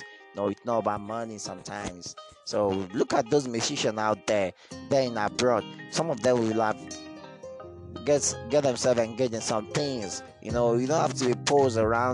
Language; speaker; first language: English; non-native, local second language; Yoruba